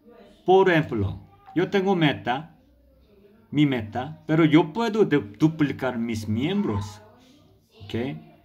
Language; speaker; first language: Spanish; non-native, learner; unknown